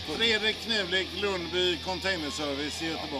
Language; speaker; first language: Swedish; native; Swedish